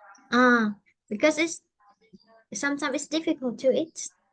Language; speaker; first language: English; non-native, fluent; Vietnamese